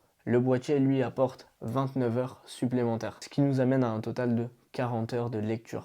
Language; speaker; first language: French; native; French